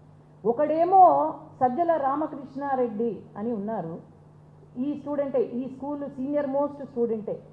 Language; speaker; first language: Telugu; native; Telugu